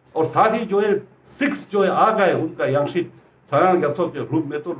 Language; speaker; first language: Hindi; non-native, local second language; Ladakhi